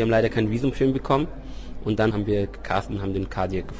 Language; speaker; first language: German; early bilingual, other home language; Turkish